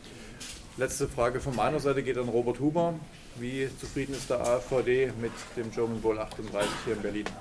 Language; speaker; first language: German; native; German